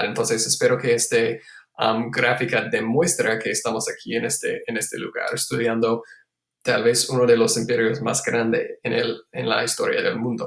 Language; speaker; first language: Spanish; non-native, fluent; English